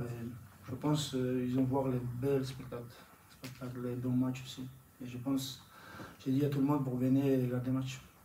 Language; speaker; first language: French; non-native, learner; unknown